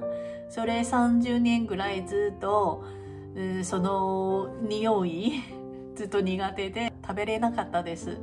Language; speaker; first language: Japanese; non-native, fluent; Chinese